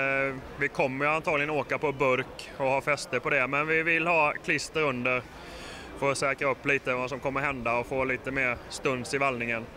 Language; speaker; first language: Swedish; native; Swedish